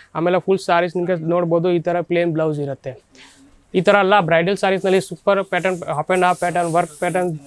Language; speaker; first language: Kannada; non-native, learner; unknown